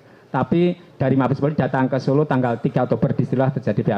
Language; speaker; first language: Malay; non-native, local second language; Javanese